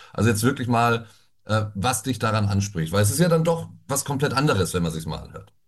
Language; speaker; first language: German; native; German